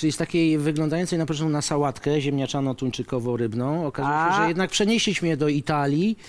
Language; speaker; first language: Polish; native; Polish